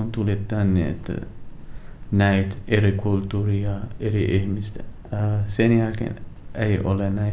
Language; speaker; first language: Finnish; non-native, learner; Arabic